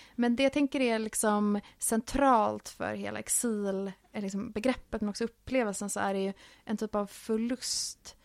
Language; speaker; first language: Swedish; early bilingual, other home language; Finnish